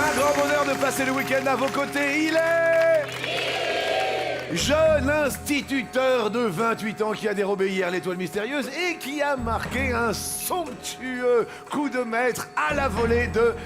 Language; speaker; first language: French; native; French